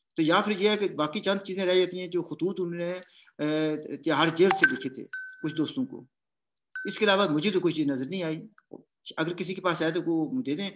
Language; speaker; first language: Urdu; non-native, local second language; Pahari-Potwari